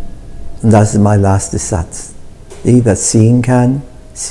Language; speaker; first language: German; non-native, fluent; English